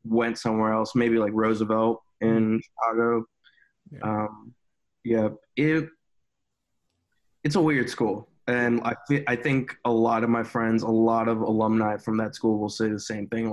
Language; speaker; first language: English; native; English